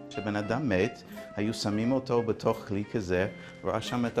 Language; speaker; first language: Hebrew; non-native, fluent; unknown